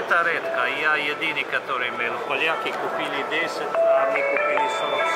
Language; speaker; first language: Russian; non-native, fluent; Slovenian